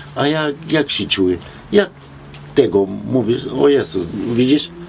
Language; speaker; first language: Polish; non-native, learner; Romanian